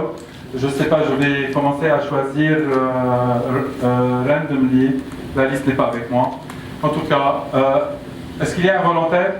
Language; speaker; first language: French; non-native, local second language; Arabic